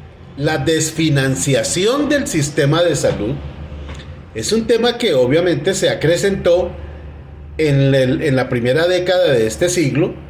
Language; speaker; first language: Spanish; native; Spanish